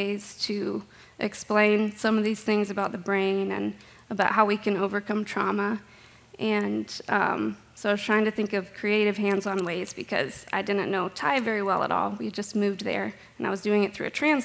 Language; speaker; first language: English; native; English